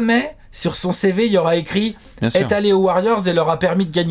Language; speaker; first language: French; native; French